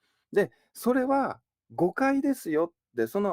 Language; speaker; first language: Japanese; native; Japanese